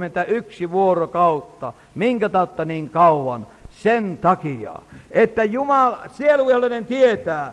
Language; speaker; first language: Finnish; native; Finnish